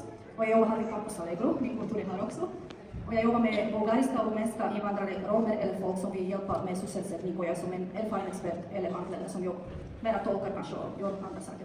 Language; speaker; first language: Swedish; non-native, fluent; Bulgarian